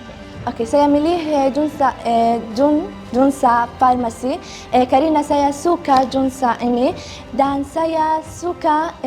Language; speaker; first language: Indonesian; non-native, learner; Arabic